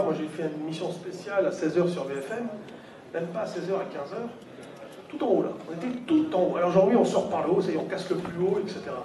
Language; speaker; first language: French; native; French